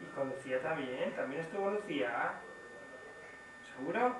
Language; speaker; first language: Spanish; native; Spanish